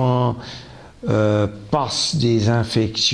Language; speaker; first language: French; non-native, local second language; German